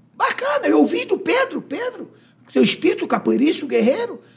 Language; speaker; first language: Portuguese; native; Portuguese